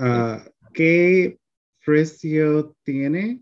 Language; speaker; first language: Spanish; non-native, learner; English